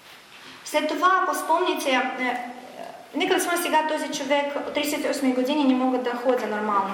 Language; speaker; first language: Bulgarian; non-native, fluent; Russian